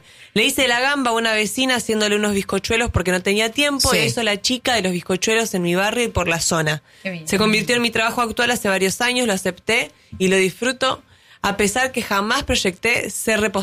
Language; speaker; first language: Spanish; native; Spanish